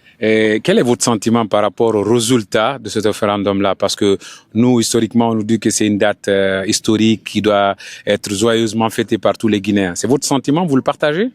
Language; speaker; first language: French; non-native, local second language; Fula